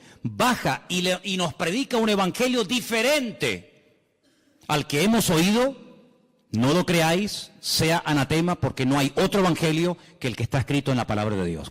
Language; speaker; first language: Spanish; native; Spanish